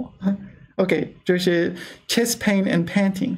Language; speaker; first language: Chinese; non-native, learner; English